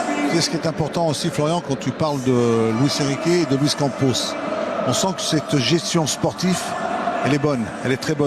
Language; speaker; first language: French; native; French